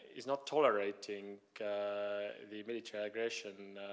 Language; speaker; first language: English; non-native, fluent; Estonian